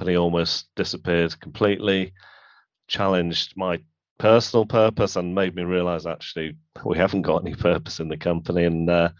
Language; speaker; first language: English; native; English